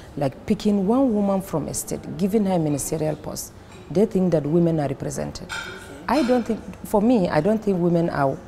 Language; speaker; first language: English; non-native, local second language; Fula